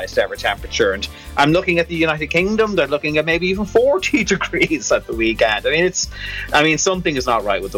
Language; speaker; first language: English; non-native, local second language; Irish